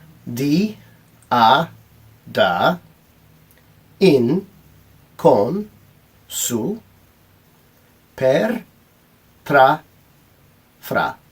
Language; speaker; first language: Italian; non-native, fluent; English